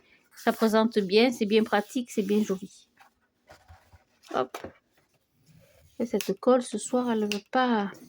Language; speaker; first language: French; native; French